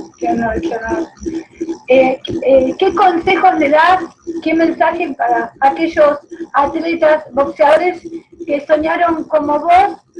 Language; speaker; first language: Spanish; native; Spanish